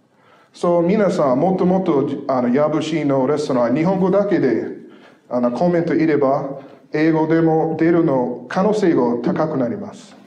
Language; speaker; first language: Japanese; non-native, fluent; English